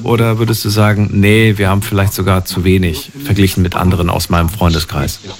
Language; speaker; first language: German; native; German